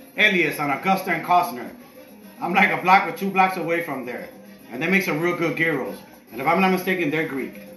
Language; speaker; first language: English; early bilingual, other home language; Spanish